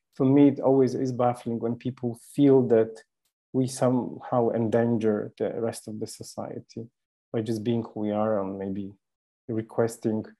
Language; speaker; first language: English; non-native, fluent; Polish